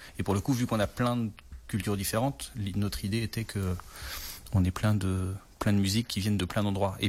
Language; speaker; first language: French; native; French